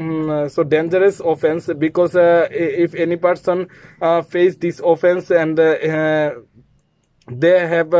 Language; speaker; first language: English; non-native, learner; Bangla